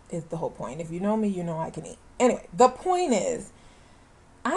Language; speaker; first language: English; native; English